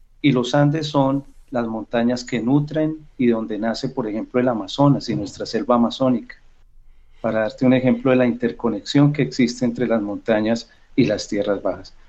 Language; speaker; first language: Spanish; native; Spanish